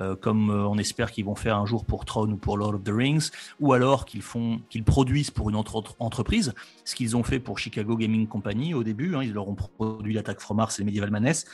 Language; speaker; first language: French; native; French